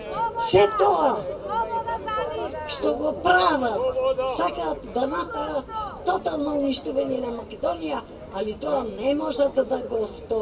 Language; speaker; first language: Macedonian; native; Macedonian